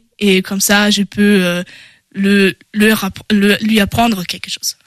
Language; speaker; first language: French; non-native, learner; German